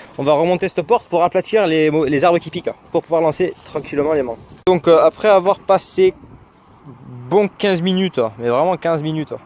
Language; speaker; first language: French; native; French